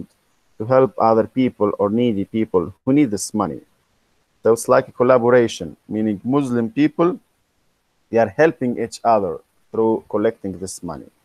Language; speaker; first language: English; non-native, fluent; Arabic